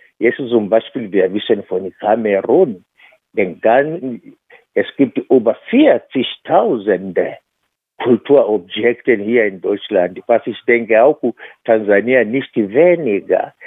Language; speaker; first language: German; non-native, fluent; Swahili